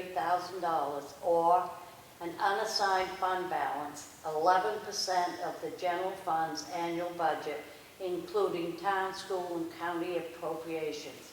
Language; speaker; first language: English; native; English